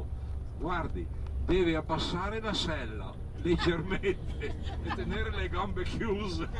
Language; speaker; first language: Italian; native; Italian